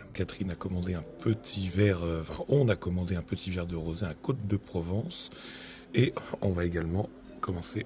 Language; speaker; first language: French; native; French